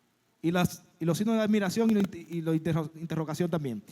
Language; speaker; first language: Spanish; native; Spanish